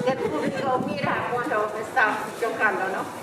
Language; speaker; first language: Spanish; non-native, learner; English